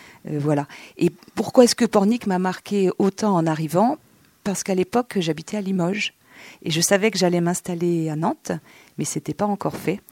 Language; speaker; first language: French; native; French